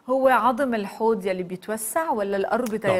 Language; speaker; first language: Arabic; native; Arabic